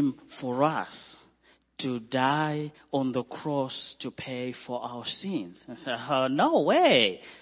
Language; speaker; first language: English; non-native, local second language; Shona